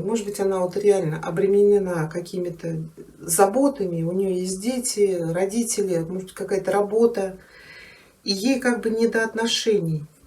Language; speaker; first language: Russian; native; Russian